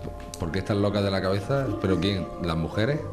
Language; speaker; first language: Spanish; native; Spanish